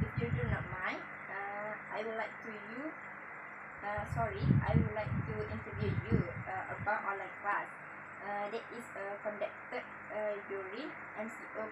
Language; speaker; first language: English; non-native, fluent; Malay